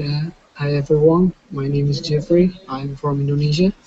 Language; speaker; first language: English; non-native, learner; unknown